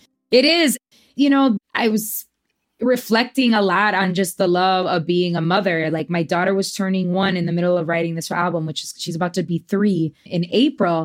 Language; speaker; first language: English; early bilingual, other home language; Spanish